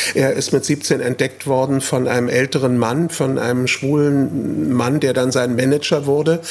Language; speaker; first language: German; native; German